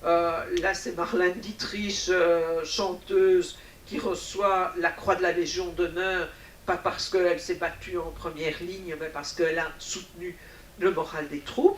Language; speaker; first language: French; native; French